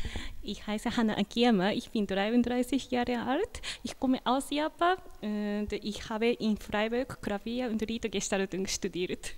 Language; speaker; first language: German; non-native, learner; Japanese